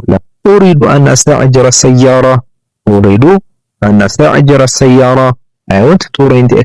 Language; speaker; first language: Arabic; non-native, learner; Amharic